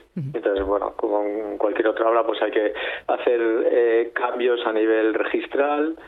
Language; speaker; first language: Spanish; native; Spanish